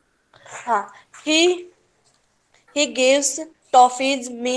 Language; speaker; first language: English; non-native, learner; Hindi